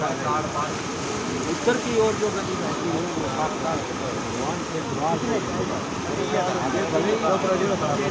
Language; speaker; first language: Hindi; native; Hindi